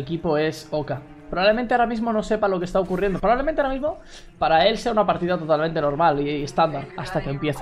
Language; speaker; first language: Spanish; native; Spanish